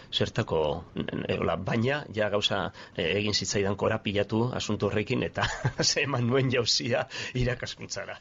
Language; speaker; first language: Basque; non-native, local second language; Spanish